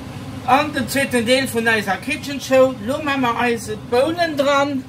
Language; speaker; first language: German; non-native, learner; Dutch